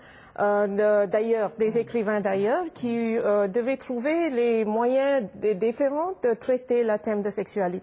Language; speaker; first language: French; non-native, fluent; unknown